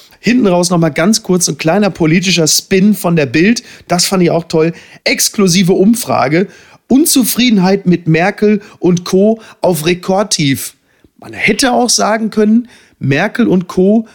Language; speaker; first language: German; native; German